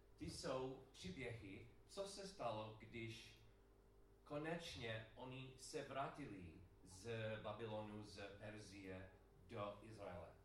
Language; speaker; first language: Czech; non-native, learner; English